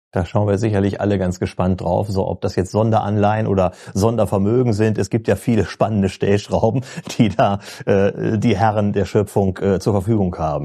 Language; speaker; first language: German; native; German